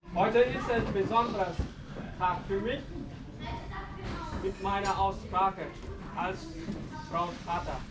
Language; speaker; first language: German; non-native, fluent; Vietnamese